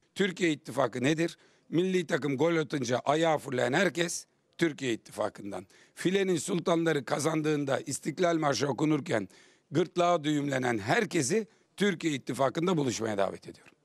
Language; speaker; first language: Turkish; native; Turkish